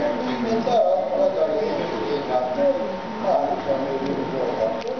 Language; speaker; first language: Greek; early bilingual, other home language; Turkish